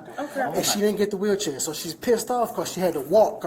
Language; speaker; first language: English; native; English